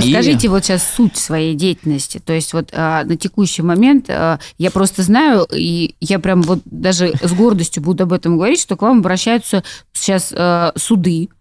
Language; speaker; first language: Russian; native; Russian